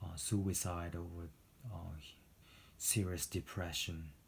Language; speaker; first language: English; non-native, fluent; Japanese